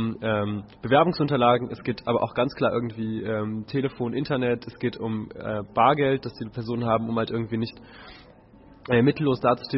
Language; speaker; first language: German; native; German